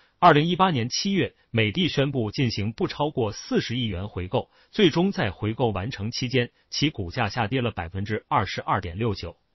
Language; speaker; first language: Chinese; native; Chinese